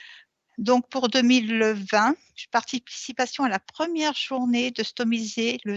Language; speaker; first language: French; native; French